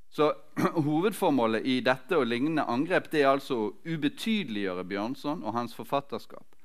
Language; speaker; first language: Norwegian; native; Norwegian